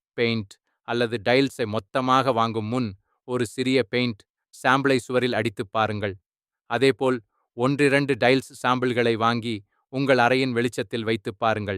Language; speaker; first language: Tamil; native; Tamil